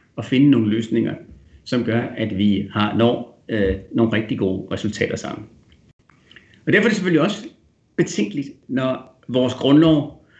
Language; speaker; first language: Danish; native; Danish